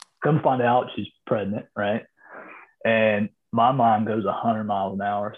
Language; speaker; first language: English; native; English